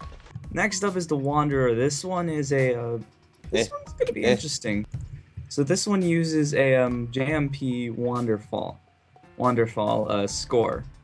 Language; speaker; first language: English; native; English